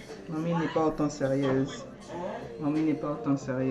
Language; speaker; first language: French; native; French